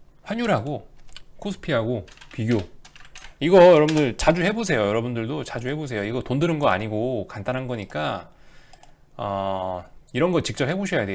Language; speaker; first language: Korean; native; Korean